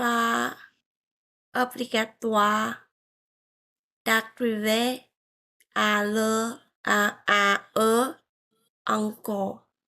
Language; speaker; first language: French; non-native, learner; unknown